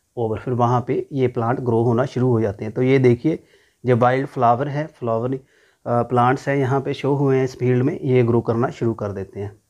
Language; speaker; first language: Hindi; non-native, local second language; Punjabi